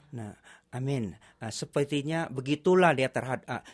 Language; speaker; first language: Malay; non-native, local second language; Chinese